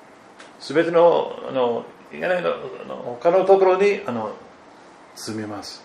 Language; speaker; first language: Japanese; non-native, fluent; German